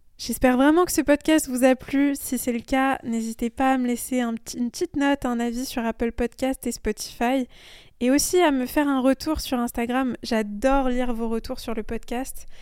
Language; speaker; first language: French; early bilingual, other home language; Persian